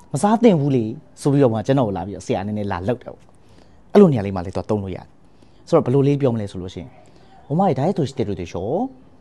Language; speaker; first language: Burmese; native; Burmese